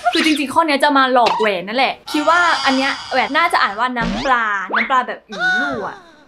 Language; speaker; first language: Thai; native; Thai